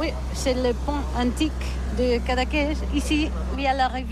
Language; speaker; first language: French; non-native, learner; Catalan